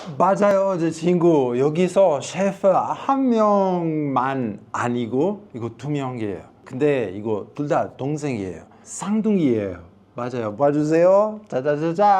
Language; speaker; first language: Korean; non-native, learner; Italian